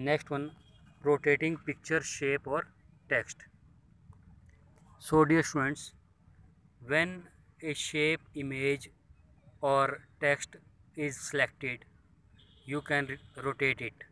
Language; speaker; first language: English; non-native, local second language; Hindi